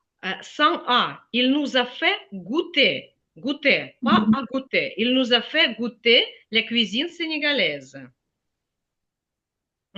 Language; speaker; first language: French; non-native, fluent; Ukrainian